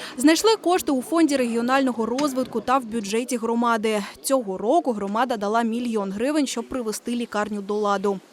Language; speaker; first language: Ukrainian; native; Ukrainian